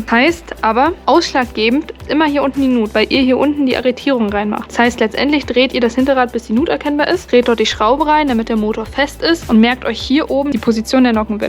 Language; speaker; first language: German; native; German